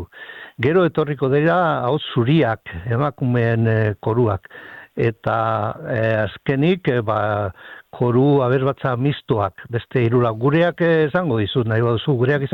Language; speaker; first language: Basque; native; Basque